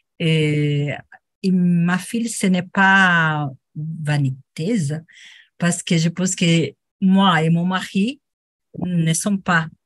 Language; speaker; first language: French; non-native, learner; Portuguese